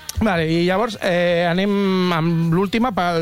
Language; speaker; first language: Catalan; native; Catalan